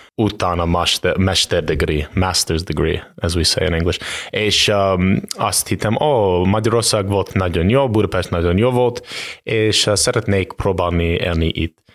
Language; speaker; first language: Hungarian; non-native, learner; English